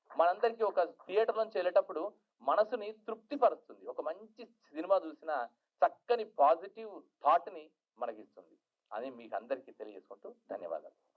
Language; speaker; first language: Telugu; native; Telugu